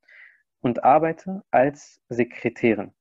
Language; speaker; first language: German; non-native, fluent; Spanish